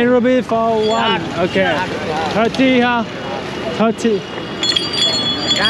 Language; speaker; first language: English; non-native, learner; Vietnamese